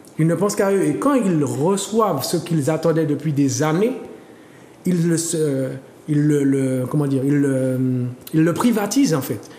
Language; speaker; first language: French; native; French